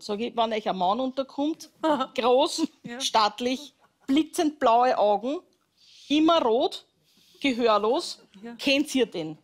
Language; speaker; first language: German; native; German